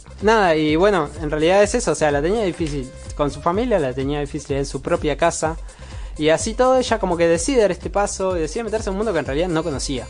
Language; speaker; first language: Spanish; native; Spanish